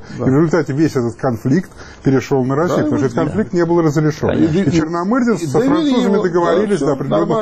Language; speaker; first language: Russian; native; Russian